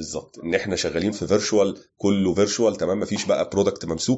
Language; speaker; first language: Arabic; native; Arabic